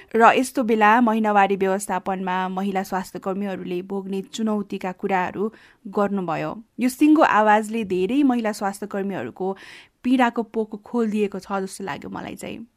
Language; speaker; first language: Nepali; native; Nepali